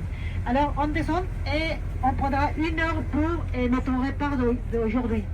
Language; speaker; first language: French; non-native, fluent; Spanish